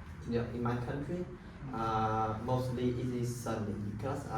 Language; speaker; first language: English; non-native, learner; Vietnamese